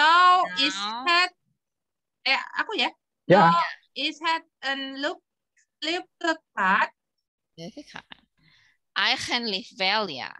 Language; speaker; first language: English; non-native, learner; Indonesian